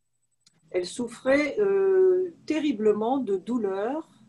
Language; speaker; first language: French; native; French